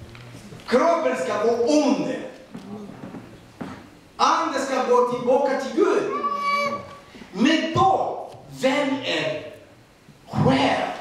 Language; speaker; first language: Swedish; non-native, fluent; Rundi